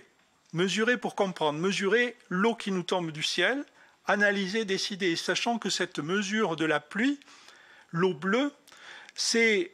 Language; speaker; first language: French; native; French